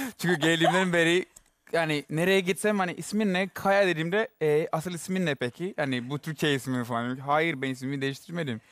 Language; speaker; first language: Turkish; non-native, fluent; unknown